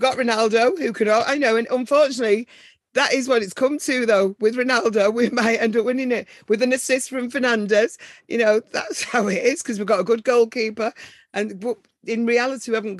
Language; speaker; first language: English; native; English